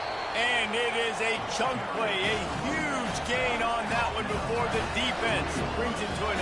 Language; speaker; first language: English; native; English